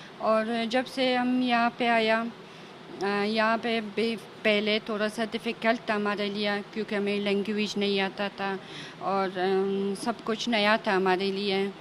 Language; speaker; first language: Hindi; non-native, fluent; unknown